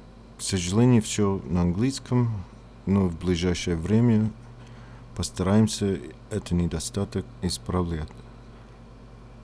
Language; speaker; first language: Russian; non-native, learner; English